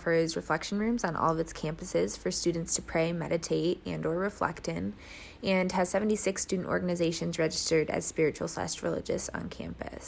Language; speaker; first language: English; native; English